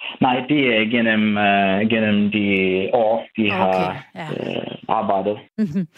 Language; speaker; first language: Danish; non-native, fluent; Ukrainian